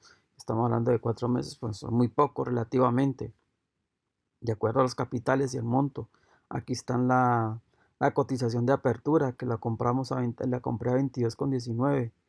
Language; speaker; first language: Spanish; native; Spanish